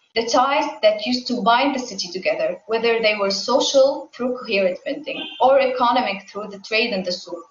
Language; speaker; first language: English; non-native, fluent; Arabic